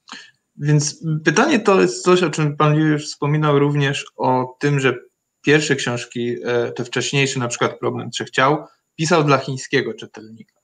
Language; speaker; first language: Polish; native; Polish